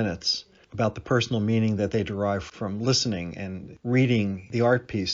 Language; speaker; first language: English; native; English